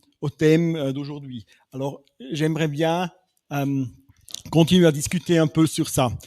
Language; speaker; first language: French; non-native, fluent; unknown